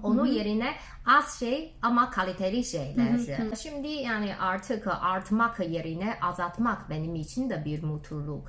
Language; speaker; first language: Turkish; non-native, learner; Chinese